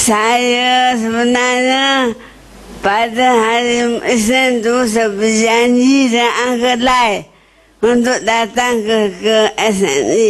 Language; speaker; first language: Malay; non-native, local second language; Chinese